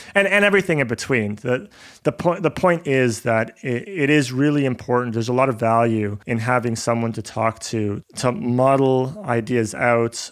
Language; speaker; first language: English; native; English